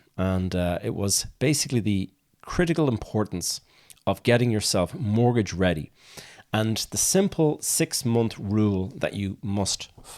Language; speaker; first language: English; native; English